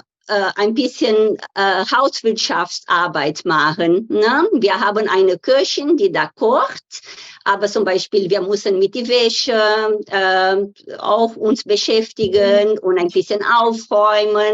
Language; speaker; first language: German; non-native, fluent; Portuguese